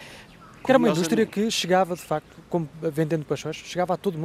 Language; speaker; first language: Portuguese; native; Portuguese